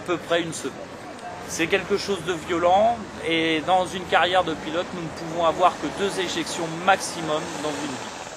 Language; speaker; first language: French; native; French